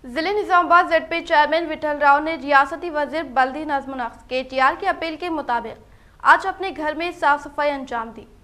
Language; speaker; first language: Urdu; native; Urdu